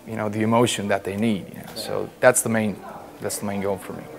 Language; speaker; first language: English; non-native, fluent; Estonian